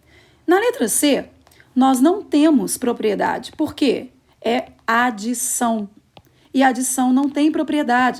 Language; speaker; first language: Portuguese; native; Portuguese